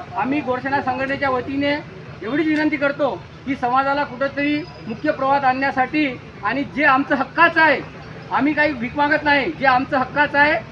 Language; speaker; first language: Marathi; non-native, local second language; Lambadi